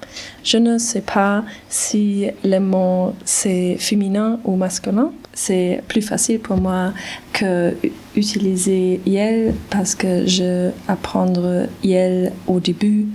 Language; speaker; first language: French; non-native, learner; German